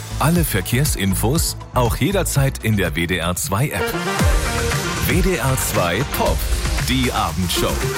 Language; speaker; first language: German; native; German